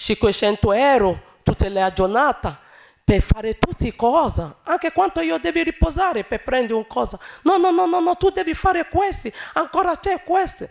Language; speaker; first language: Italian; non-native, learner; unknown